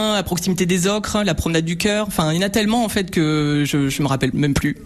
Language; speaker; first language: French; native; French